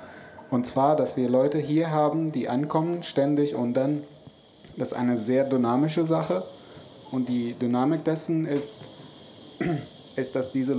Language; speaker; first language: German; non-native, fluent; Arabic